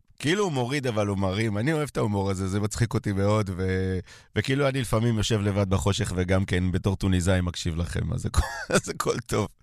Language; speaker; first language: Hebrew; native; Hebrew